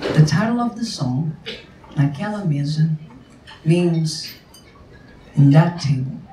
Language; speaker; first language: English; non-native, fluent; Portuguese